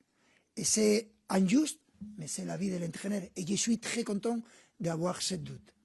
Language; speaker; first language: French; non-native, fluent; Spanish